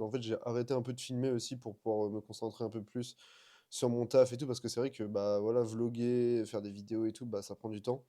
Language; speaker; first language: French; native; French